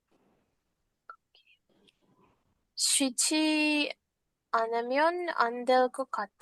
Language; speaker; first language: Korean; non-native, learner; Sinhala